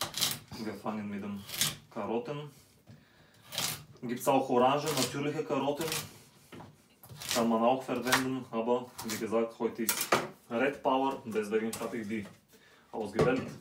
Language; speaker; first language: German; non-native, fluent; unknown